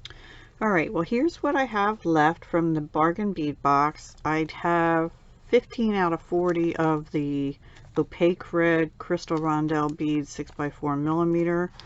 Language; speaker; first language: English; native; English